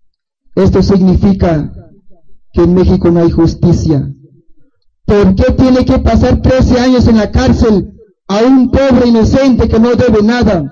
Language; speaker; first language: Spanish; non-native, local second language; Tzotzil